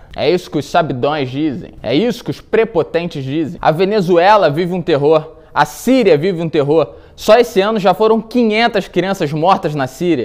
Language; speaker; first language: Portuguese; native; Portuguese